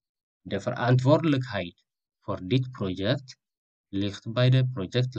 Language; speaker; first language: Dutch; non-native, fluent; Tigrinya